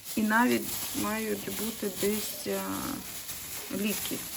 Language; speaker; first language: Ukrainian; native; Ukrainian